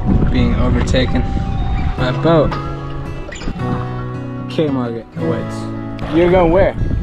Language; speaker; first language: English; non-native, fluent; Finnish